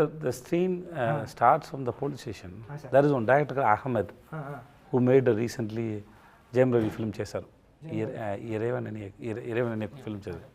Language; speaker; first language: Telugu; non-native, learner; Tamil